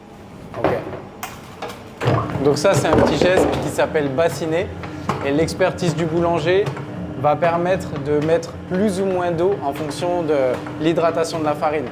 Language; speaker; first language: French; native; French